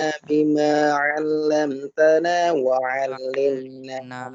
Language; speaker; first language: Arabic; non-native, fluent; Indonesian